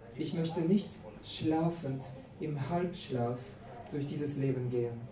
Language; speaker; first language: German; non-native, fluent; French